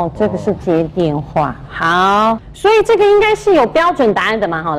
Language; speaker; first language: Chinese; native; Chinese